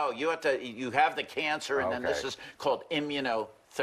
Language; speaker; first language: English; native; English